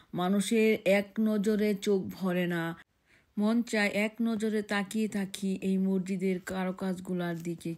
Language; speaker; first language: Bangla; early bilingual, heritage; Bangla